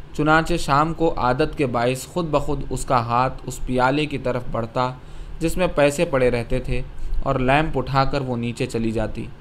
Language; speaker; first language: Urdu; native; Urdu